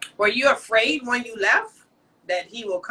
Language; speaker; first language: English; native; English